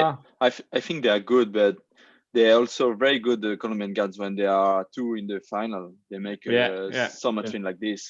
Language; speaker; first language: English; non-native, learner; French